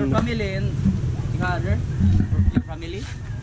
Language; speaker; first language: English; non-native, learner; Filipino